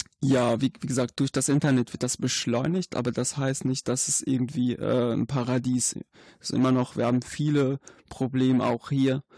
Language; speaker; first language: German; non-native, fluent; Arabic